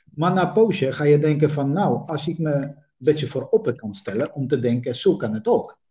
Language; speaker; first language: Dutch; non-native, fluent; Polish